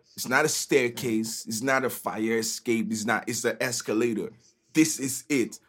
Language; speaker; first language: English; non-native, local second language; Igbo